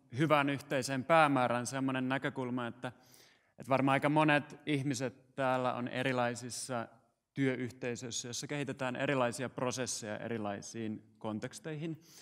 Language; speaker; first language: Finnish; native; Finnish